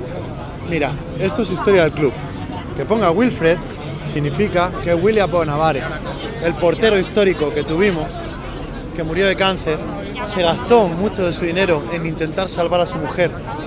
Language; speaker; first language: Spanish; native; Spanish